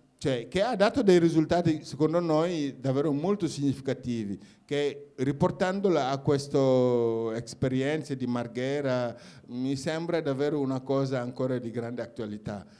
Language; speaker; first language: Italian; non-native, fluent; Wolof